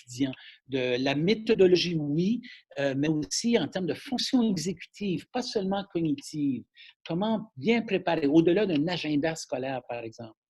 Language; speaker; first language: French; native; French